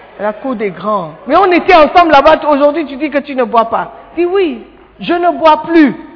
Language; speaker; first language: French; non-native, fluent; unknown